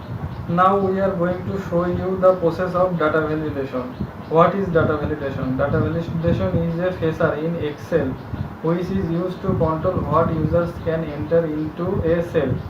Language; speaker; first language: English; non-native, local second language; Bangla